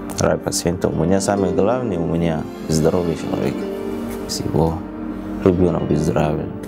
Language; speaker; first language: Russian; non-native, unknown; Arabic